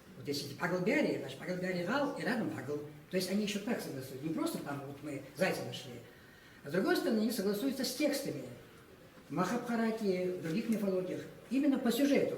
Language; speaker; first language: Russian; non-native, local second language; Ingush